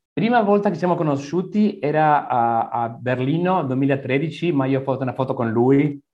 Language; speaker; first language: Italian; non-native, learner; Spanish